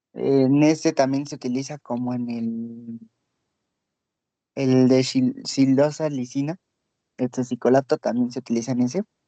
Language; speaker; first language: Spanish; native; Spanish